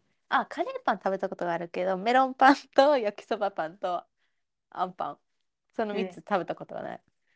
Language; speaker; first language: Japanese; non-native, learner; English